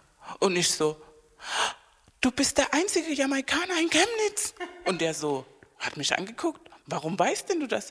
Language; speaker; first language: German; non-native, fluent; Spanish